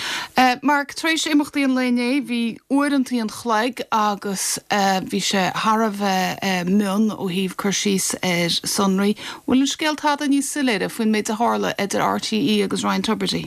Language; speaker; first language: Irish; native; Irish